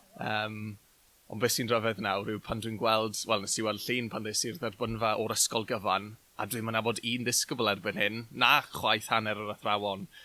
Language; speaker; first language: Welsh; native; Welsh